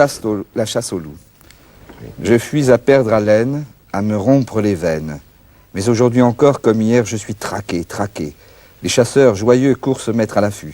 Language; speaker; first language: French; native; French